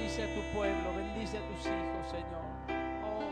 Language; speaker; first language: Spanish; native; Spanish